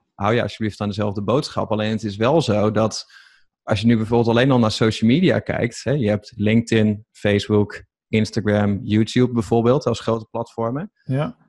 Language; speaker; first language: Dutch; native; Dutch